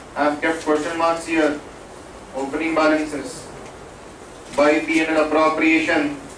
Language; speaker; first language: English; non-native, local second language; Telugu